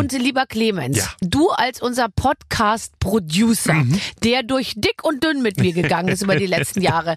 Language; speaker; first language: German; native; German